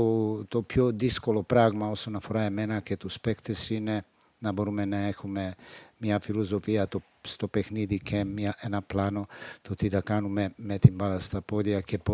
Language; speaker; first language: Greek; non-native, fluent; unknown